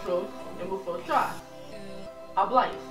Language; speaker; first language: Spanish; non-native, learner; English